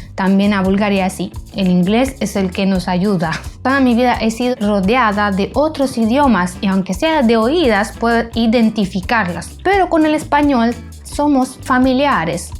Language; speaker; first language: Spanish; non-native, fluent; Romanian